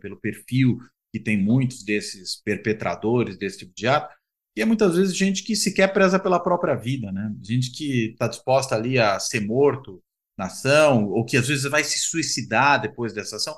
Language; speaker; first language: Portuguese; native; Portuguese